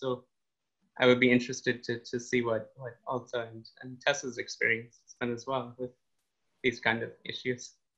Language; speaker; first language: English; native; English